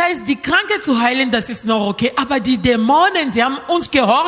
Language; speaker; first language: German; non-native, learner; French